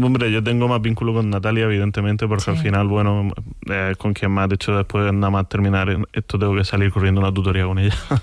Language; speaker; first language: Spanish; native; Spanish